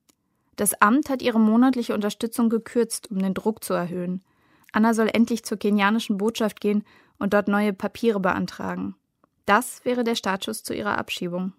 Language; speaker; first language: German; native; German